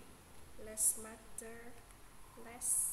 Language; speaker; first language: English; non-native, learner; Vietnamese